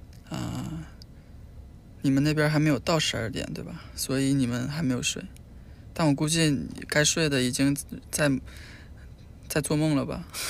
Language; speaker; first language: Chinese; native; Chinese